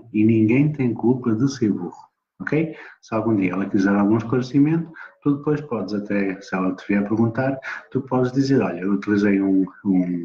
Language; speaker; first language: Portuguese; native; Portuguese